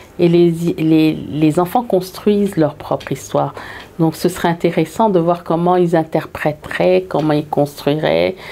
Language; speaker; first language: French; early bilingual, heritage; French